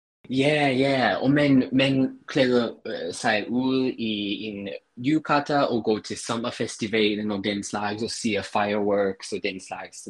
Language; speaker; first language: Danish; non-native, fluent; English